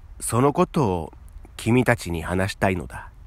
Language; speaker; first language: Japanese; native; Japanese